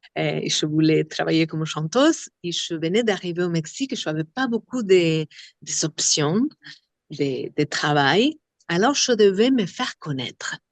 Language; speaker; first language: French; non-native, fluent; Spanish